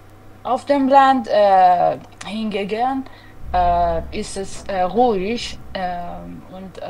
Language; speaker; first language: German; non-native, learner; Persian